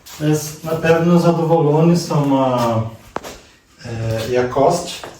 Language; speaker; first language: Polish; non-native, learner; Portuguese